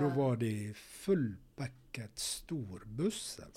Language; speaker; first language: Swedish; non-native, fluent; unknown